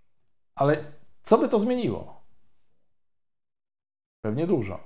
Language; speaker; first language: Polish; native; Polish